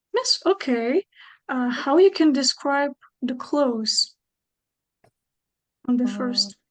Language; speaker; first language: English; non-native, fluent; Ukrainian